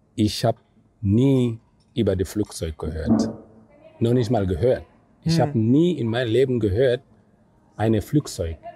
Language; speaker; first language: German; non-native, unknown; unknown